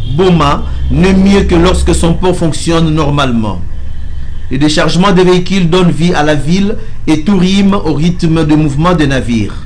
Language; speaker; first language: French; non-native, local second language; Lingala